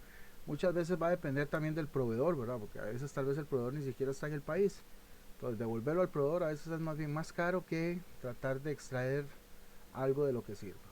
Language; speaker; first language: Spanish; native; Spanish